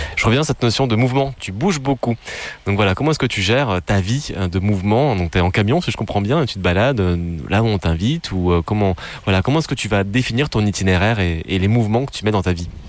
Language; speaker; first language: French; native; French